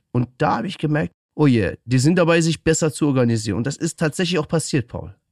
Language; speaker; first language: German; early bilingual, other home language; Persian